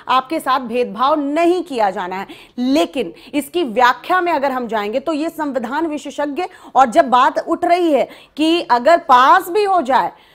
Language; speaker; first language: Hindi; native; Hindi